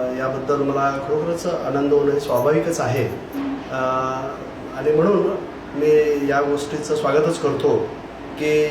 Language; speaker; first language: Marathi; non-native, local second language; Lambadi